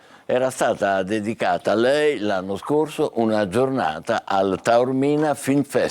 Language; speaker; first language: Italian; native; Italian